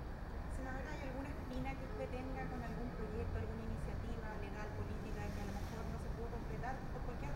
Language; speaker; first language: Spanish; native; Spanish